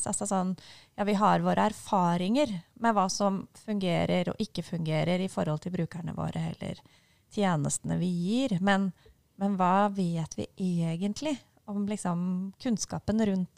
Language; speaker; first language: Norwegian; native; Norwegian